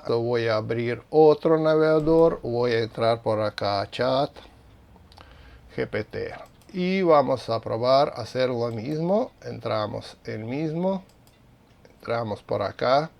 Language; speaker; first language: Spanish; non-native, fluent; Russian